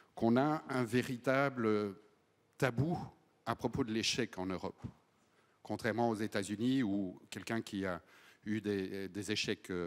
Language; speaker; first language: French; native; French